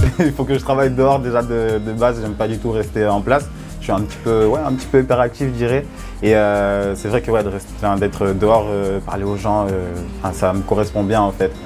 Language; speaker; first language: French; native; French